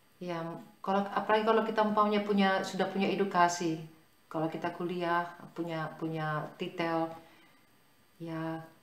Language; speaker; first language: Indonesian; native; Indonesian